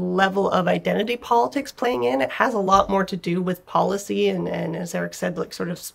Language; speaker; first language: English; native; English